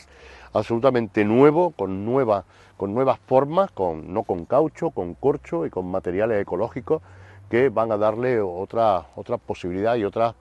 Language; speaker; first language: Spanish; native; Spanish